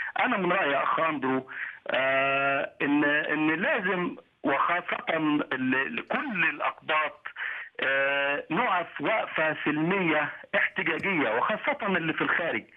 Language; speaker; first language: Arabic; native; Arabic